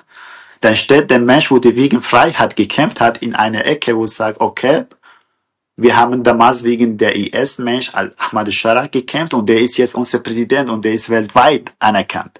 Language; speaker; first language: German; non-native, learner; Kurdish